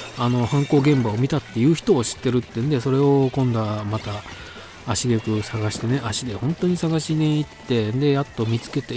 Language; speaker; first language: Japanese; native; Japanese